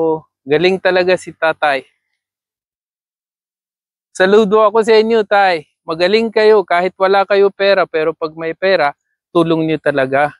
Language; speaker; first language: Filipino; non-native, learner; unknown